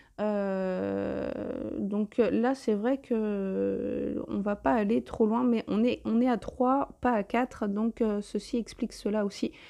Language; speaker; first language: French; native; French